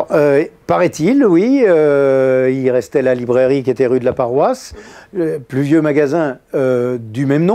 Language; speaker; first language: French; native; French